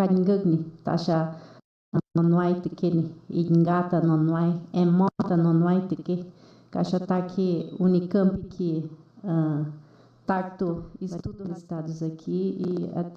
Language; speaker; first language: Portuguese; non-native, local second language; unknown